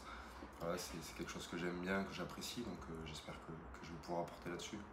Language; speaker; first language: French; native; French